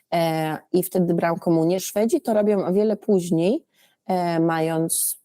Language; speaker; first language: Polish; early bilingual, other home language; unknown